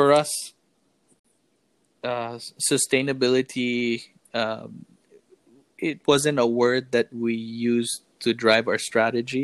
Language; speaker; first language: English; non-native, local second language; Filipino